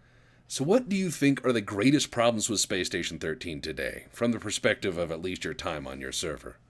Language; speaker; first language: English; native; English